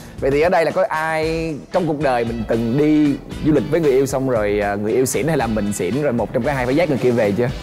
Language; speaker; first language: Vietnamese; native; Vietnamese